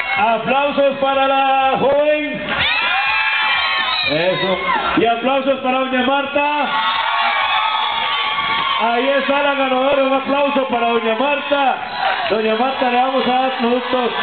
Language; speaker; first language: Spanish; native; Spanish